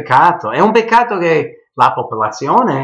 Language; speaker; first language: Italian; early bilingual, heritage; English